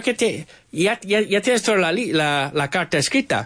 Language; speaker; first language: Spanish; non-native, learner; English